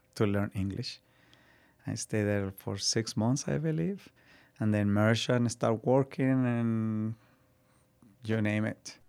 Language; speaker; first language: English; non-native, learner; Spanish